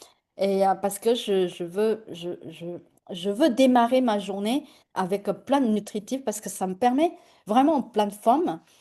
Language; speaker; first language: French; non-native, fluent; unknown